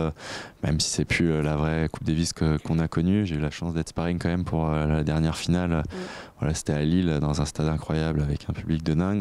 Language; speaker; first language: French; native; French